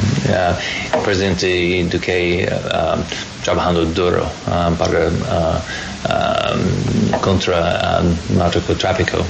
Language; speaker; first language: Spanish; non-native, learner; English